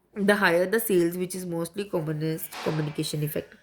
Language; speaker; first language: English; non-native, local second language; Punjabi